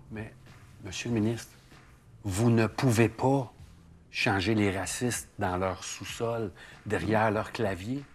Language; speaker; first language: French; native; French